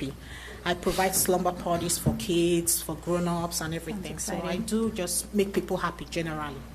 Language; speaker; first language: English; native; English